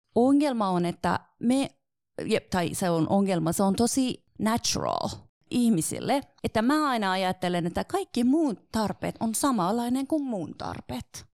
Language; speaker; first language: Finnish; non-native, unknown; Persian